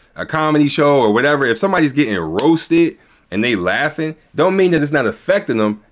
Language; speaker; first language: English; native; English